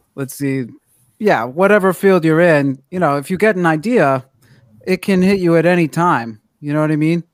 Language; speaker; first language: English; native; English